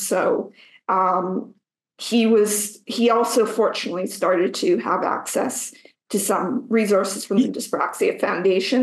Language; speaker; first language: English; native; English